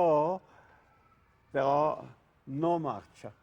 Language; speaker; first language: Spanish; non-native, learner; Italian